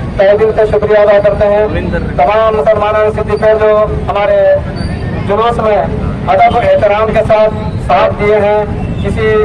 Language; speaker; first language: Urdu; native; Urdu